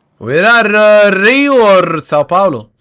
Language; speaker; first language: English; non-native, learner; Arabic